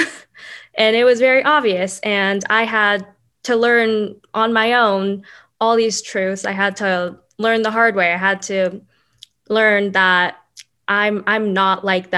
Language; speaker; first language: English; native; English